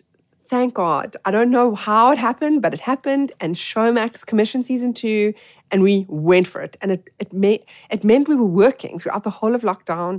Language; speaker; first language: English; native; English